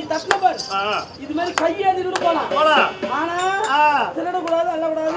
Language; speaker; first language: Tamil; native; Tamil